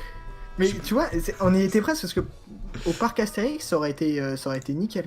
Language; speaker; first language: French; native; French